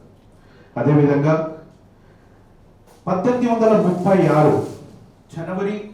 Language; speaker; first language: Telugu; native; Telugu